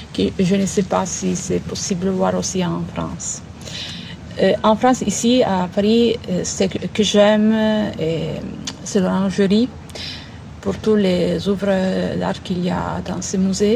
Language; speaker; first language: French; non-native, learner; Italian